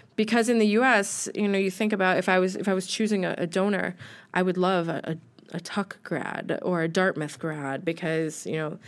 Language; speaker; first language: English; native; English